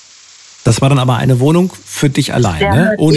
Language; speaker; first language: German; native; German